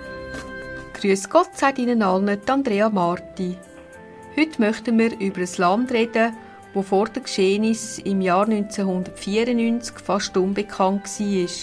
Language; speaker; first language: German; native; German